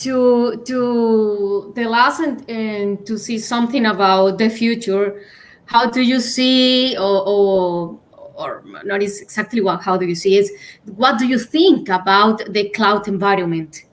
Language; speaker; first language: English; non-native, learner; Spanish